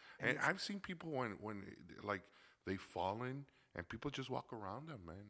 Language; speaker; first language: English; early bilingual, other home language; Spanish